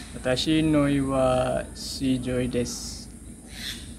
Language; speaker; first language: Japanese; non-native, learner; Malay